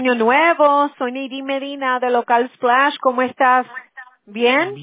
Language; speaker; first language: Spanish; early bilingual, heritage; English